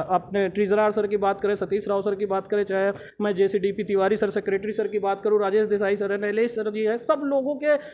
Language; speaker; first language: Hindi; native; Hindi